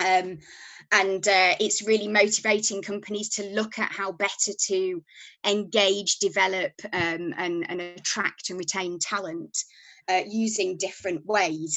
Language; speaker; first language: English; native; English